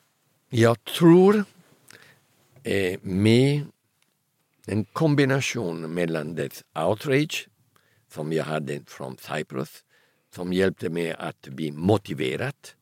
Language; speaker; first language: Swedish; early bilingual, heritage; Italian